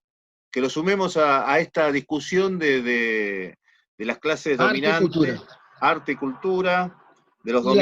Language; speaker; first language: Spanish; native; Spanish